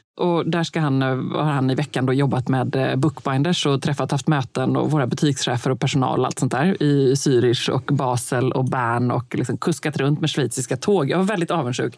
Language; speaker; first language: Swedish; native; Swedish